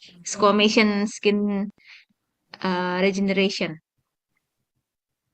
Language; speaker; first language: English; non-native, fluent; Indonesian